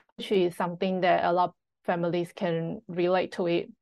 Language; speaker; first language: English; non-native, fluent; Chinese